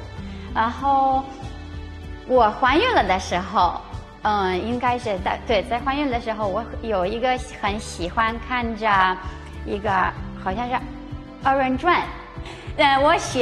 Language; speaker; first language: Chinese; non-native, fluent; Ukrainian